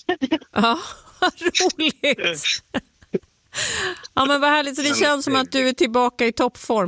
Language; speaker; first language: Swedish; native; Swedish